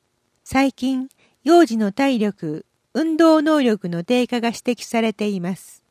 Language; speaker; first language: Japanese; native; Japanese